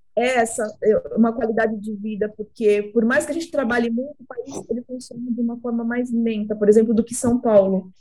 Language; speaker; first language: Portuguese; native; Portuguese